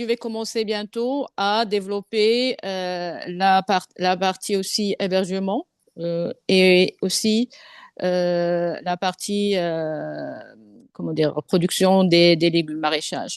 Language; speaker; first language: French; non-native, local second language; Arabic